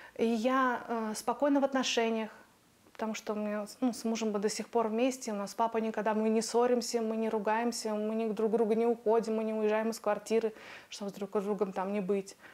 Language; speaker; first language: Russian; native; Russian